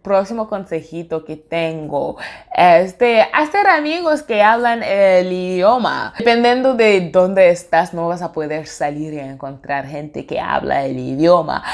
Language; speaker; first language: Spanish; non-native, fluent; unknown